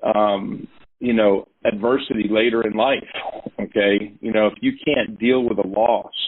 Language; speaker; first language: English; native; English